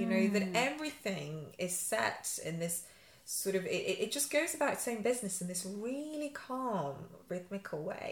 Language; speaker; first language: English; native; English